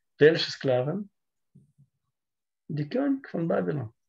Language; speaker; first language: German; non-native, learner; Russian